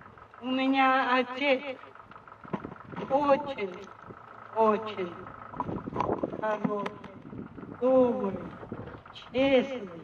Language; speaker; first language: Russian; non-native, local second language; Korean